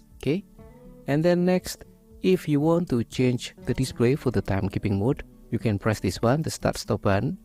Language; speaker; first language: English; non-native, fluent; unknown